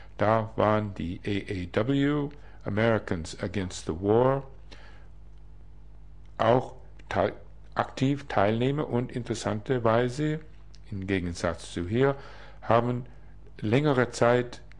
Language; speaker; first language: German; non-native, fluent; English